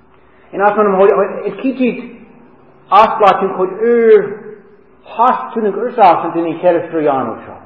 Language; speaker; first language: Hungarian; non-native, fluent; English